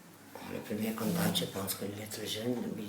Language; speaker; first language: French; non-native, learner; Catalan